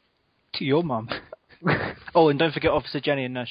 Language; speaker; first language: English; native; English